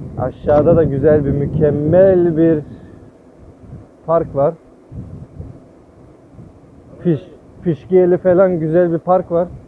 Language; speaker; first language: Turkish; early bilingual, heritage; Turkish